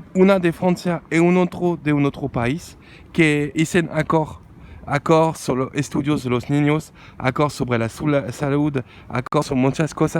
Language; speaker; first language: Spanish; non-native, learner; French